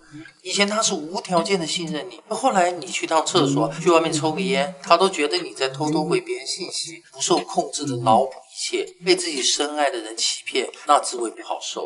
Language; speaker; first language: Chinese; native; Chinese